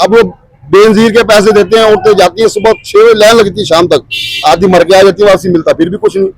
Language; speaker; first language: Urdu; non-native, local second language; Punjabi